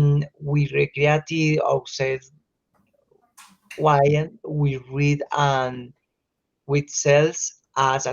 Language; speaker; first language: English; non-native, learner; Spanish